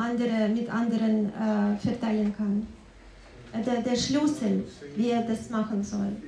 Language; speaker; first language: German; non-native, fluent; Russian